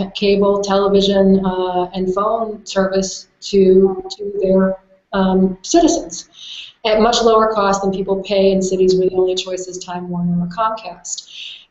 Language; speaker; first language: English; native; English